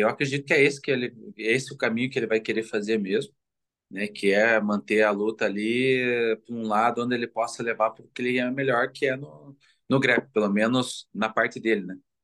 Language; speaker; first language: Portuguese; native; Portuguese